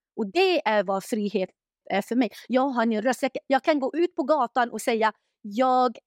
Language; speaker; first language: Swedish; non-native, fluent; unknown